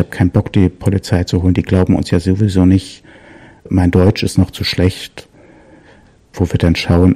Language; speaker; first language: German; native; German